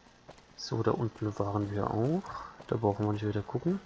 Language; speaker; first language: German; native; German